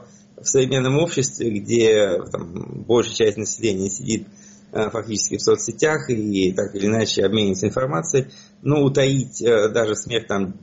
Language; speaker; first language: Russian; native; Russian